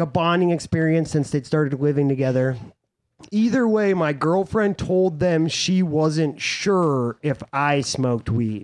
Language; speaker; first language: English; native; English